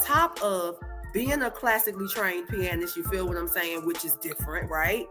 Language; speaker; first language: English; native; English